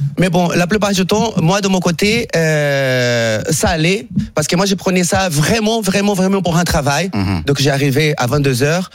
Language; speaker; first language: French; non-native, fluent; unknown